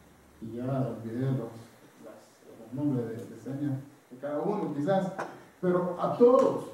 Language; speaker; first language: Spanish; non-native, fluent; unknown